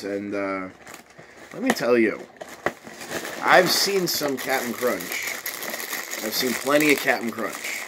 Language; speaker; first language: English; native; English